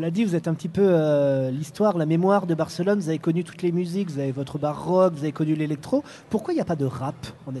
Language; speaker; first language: French; native; French